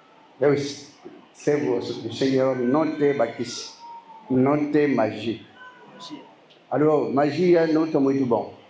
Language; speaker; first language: Portuguese; non-native, learner; Lingala